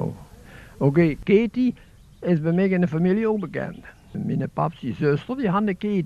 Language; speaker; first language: Dutch; non-native, local second language; Limburgish